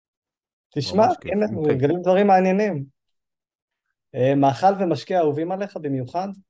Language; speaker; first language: Hebrew; native; Hebrew